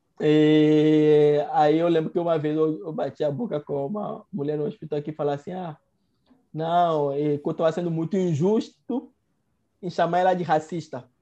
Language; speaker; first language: Portuguese; non-native, fluent; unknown